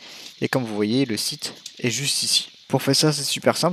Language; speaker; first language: French; native; French